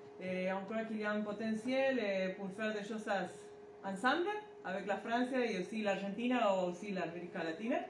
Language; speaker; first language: French; non-native, learner; Spanish